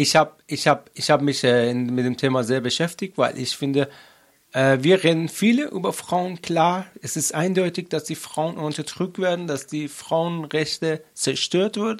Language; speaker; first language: German; non-native, learner; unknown